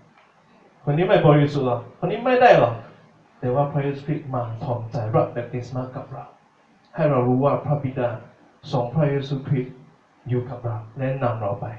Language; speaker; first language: Thai; non-native, fluent; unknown